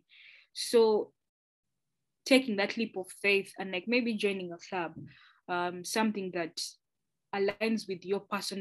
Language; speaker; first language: English; non-native, local second language; Ganda